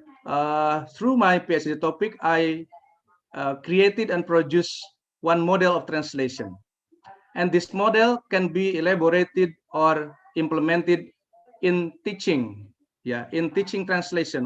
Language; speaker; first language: English; non-native, fluent; Indonesian